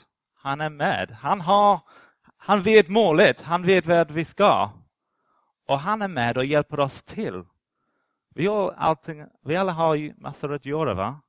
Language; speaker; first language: Swedish; non-native, fluent; English